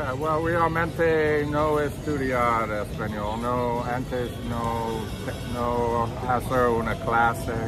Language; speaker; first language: Spanish; non-native, learner; English